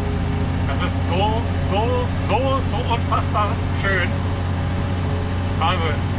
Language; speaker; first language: German; native; German